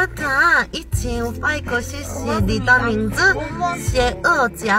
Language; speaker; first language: Chinese; non-native, learner; Korean